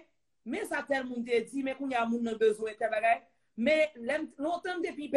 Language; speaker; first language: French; non-native, local second language; Haitian Creole